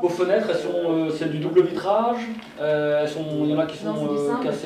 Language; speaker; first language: French; native; French